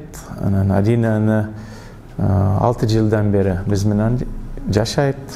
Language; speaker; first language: Kyrgyz; non-native, learner; English